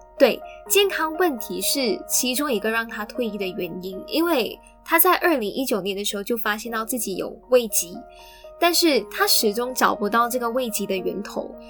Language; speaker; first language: Chinese; native; Chinese